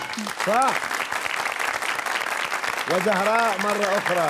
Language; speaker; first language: Arabic; native; Arabic